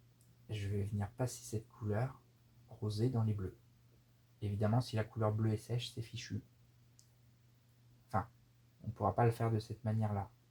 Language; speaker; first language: French; native; French